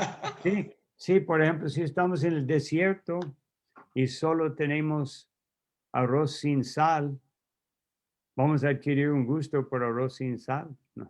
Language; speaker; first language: Spanish; non-native, fluent; English